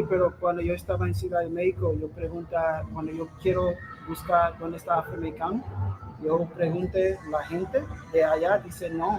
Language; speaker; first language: Spanish; non-native, learner; English